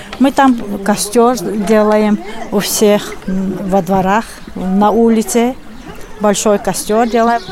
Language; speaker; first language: Russian; non-native, local second language; Lezghian